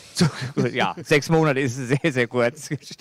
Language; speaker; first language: German; native; German